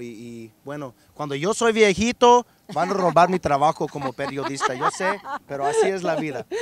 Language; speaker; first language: Spanish; early bilingual, heritage; Spanish